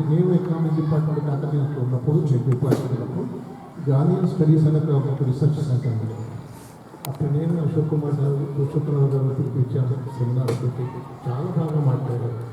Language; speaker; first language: Telugu; non-native, local second language; Urdu